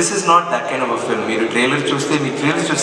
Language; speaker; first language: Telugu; non-native, fluent; Tamil